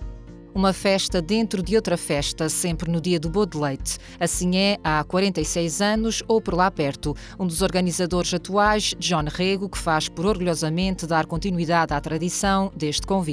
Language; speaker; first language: Portuguese; native; Portuguese